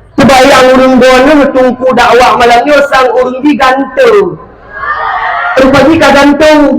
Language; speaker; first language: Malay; non-native, local second language; Achinese